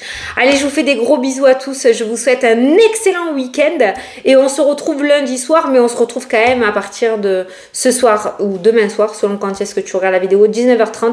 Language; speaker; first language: French; native; French